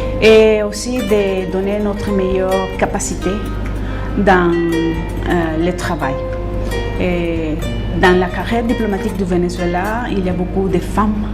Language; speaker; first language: French; non-native, fluent; Spanish